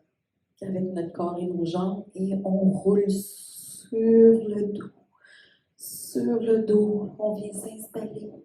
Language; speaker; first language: French; native; French